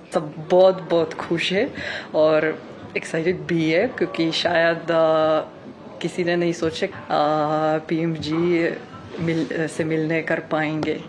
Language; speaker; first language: Hindi; non-native, learner; Ukrainian